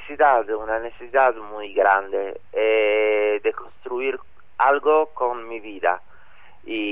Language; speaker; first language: Spanish; non-native, learner; Italian